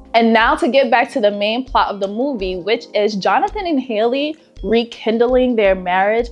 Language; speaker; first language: English; native; English